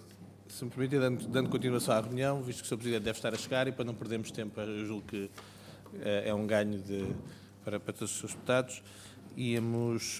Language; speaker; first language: Portuguese; native; Portuguese